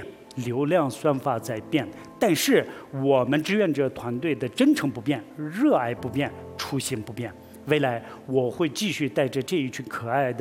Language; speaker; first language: Chinese; native; Chinese